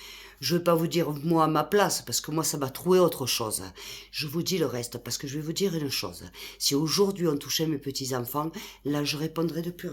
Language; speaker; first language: French; native; French